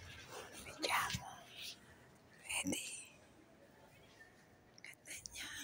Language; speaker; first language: Italian; non-native, learner; Filipino